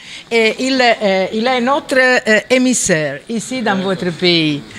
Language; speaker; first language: French; non-native, fluent; Italian